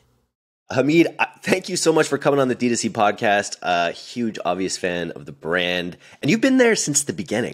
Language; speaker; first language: English; native; English